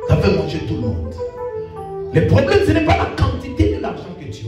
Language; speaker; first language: French; non-native, local second language; Lingala